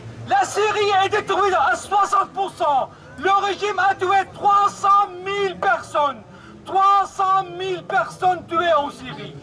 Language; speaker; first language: French; non-native, fluent; Arabic